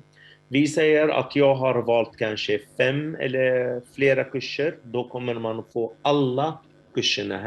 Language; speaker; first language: Swedish; non-native, fluent; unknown